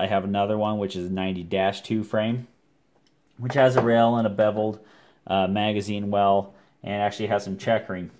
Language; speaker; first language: English; native; English